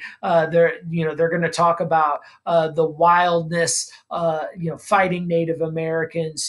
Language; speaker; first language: English; native; English